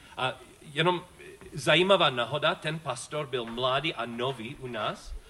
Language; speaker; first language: Czech; non-native, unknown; English